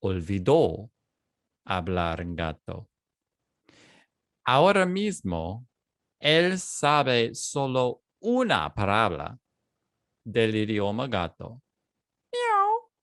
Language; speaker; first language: Spanish; non-native, fluent; English